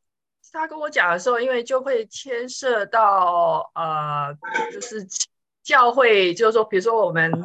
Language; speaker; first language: Chinese; native; Chinese